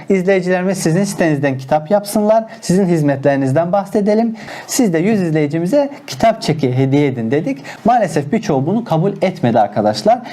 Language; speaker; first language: Turkish; non-native, local second language; Azerbaijani